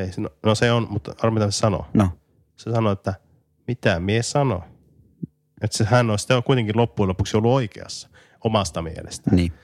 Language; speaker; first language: Finnish; native; Finnish